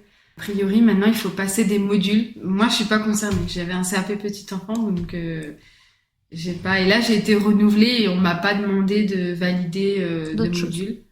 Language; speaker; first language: French; native; French